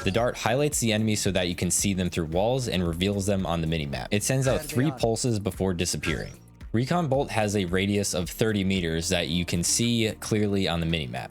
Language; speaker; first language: English; native; English